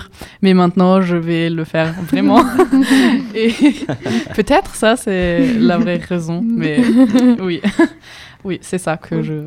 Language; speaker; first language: French; non-native, fluent; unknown